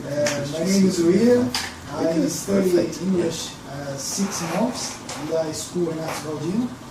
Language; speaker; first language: English; non-native, learner; Portuguese